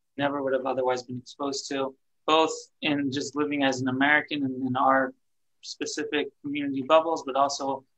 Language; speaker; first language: English; native; English